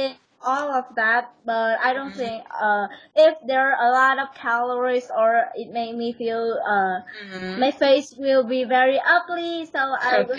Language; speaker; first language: English; non-native, learner; Vietnamese